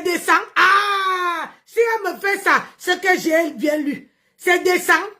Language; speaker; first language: French; non-native, local second language; Lingala